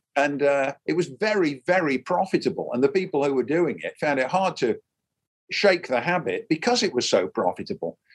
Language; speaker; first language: English; native; English